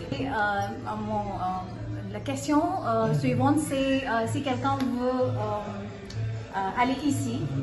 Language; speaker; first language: French; non-native, learner; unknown